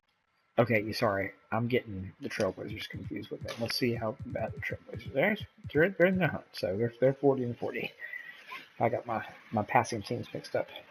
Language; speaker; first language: English; native; English